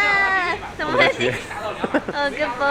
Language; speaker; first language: English; non-native, learner; Japanese